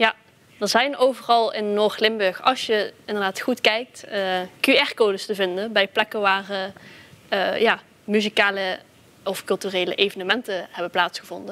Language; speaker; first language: Dutch; native; Dutch